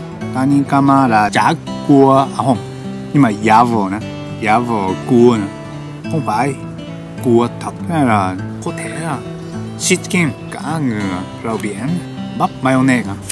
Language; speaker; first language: Vietnamese; non-native, learner; Japanese